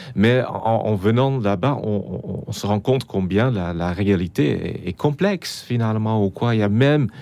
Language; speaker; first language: French; non-native, fluent; Dutch